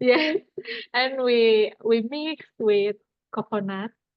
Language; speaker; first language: English; non-native, fluent; Indonesian